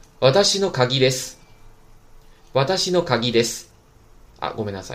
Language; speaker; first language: Japanese; non-native, fluent; Chinese